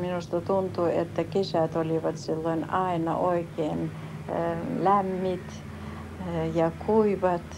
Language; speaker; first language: Finnish; early bilingual, heritage; Finnish